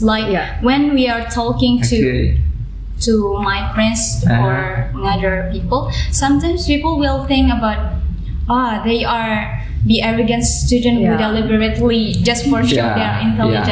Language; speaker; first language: English; non-native, learner; Indonesian